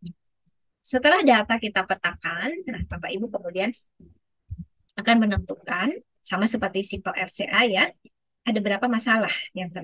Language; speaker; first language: Indonesian; native; Indonesian